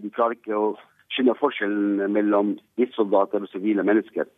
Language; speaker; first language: Norwegian; non-native, fluent; Arabic